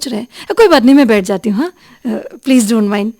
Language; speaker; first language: Hindi; non-native, local second language; Assamese